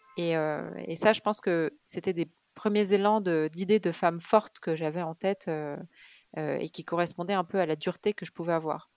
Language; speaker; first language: French; early bilingual, other home language; Arabic